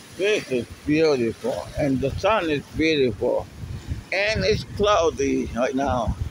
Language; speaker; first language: English; non-native, fluent; Spanish